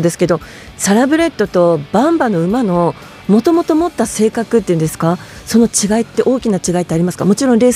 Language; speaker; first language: Japanese; native; Japanese